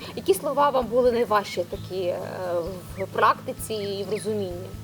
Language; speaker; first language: Ukrainian; native; Ukrainian